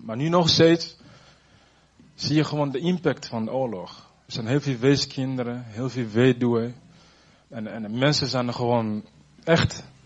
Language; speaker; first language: Dutch; non-native, fluent; Rundi